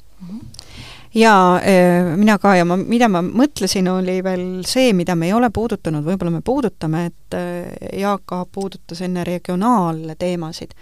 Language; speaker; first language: Estonian; native; Estonian